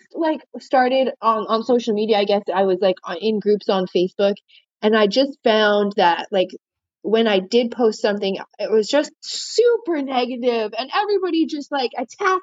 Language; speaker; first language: English; native; English